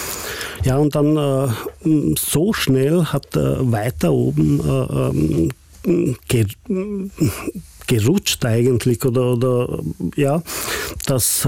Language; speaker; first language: German; non-native, fluent; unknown